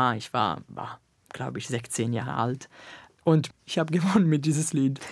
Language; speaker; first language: German; non-native, learner; Italian